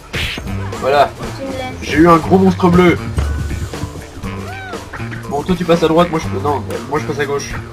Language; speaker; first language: French; native; French